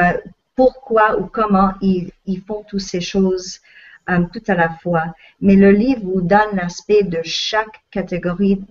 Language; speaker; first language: French; non-native, local second language; English